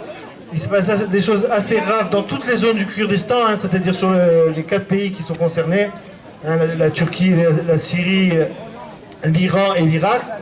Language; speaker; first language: French; native; French